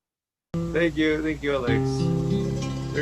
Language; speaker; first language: English; non-native, learner; Spanish